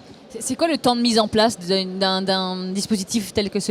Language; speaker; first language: French; native; French